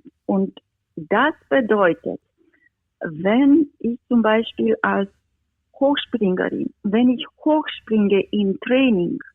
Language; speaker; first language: German; non-native, fluent; Romanian